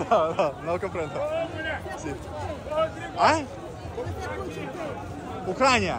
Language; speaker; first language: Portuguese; non-native, learner; Russian